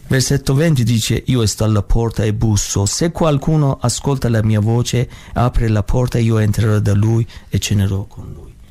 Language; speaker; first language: Italian; non-native, learner; Persian